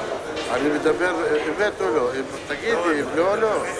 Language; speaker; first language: Hebrew; non-native, local second language; Arabic